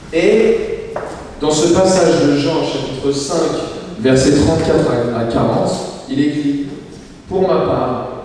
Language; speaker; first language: French; native; French